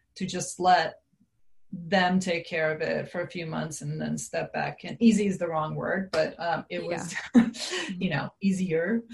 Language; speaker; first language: English; non-native, fluent; Serbian